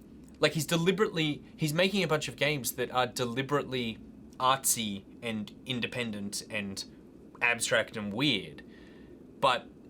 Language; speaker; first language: English; native; English